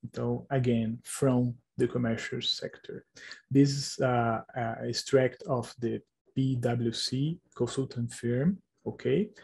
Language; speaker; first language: English; non-native, fluent; Portuguese